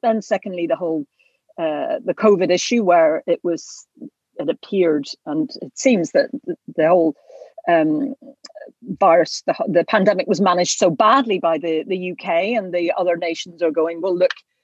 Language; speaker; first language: English; native; English